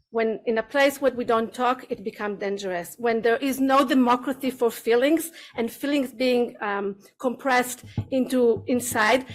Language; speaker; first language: English; non-native, learner; Hebrew